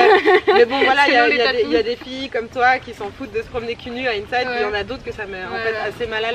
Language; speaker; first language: French; native; French